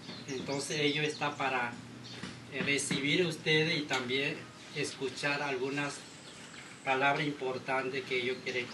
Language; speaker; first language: Spanish; non-native, local second language; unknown